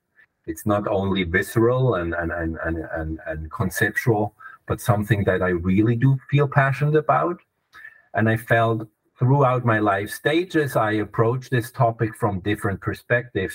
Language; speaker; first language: English; non-native, fluent; German